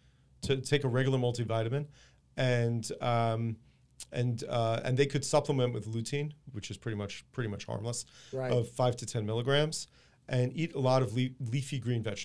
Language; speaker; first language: English; native; English